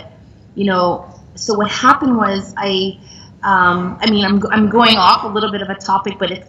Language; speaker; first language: English; native; English